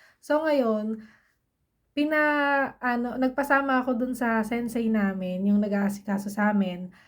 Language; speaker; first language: Filipino; native; Filipino